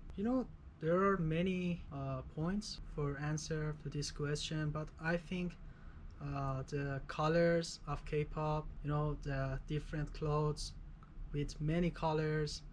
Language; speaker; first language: English; non-native, fluent; Persian